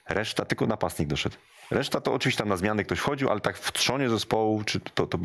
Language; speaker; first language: Polish; native; Polish